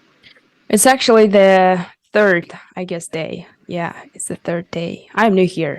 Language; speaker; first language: English; non-native, fluent; Kazakh